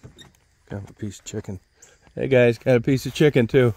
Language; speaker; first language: English; native; English